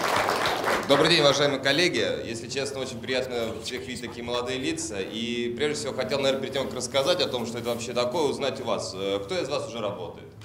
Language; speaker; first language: Russian; native; Russian